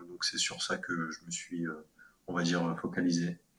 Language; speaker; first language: French; native; French